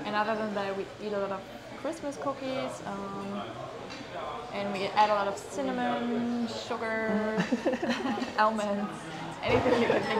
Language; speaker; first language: English; non-native, fluent; German